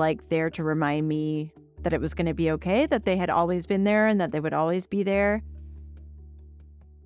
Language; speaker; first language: English; native; English